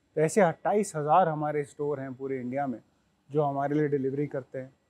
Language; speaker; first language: Hindi; native; Hindi